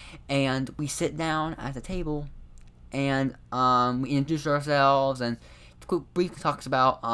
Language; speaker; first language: English; native; English